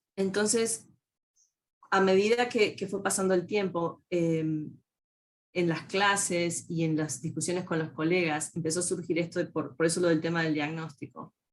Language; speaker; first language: Spanish; native; Spanish